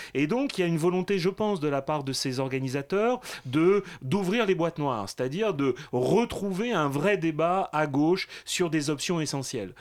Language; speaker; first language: French; native; French